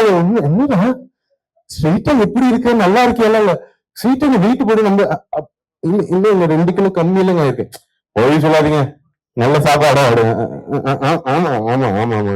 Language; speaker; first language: Tamil; native; Tamil